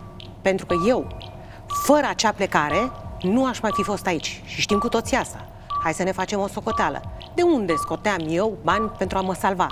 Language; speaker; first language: Romanian; native; Romanian